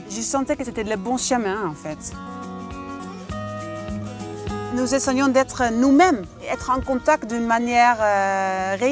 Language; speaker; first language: French; non-native, fluent; Dutch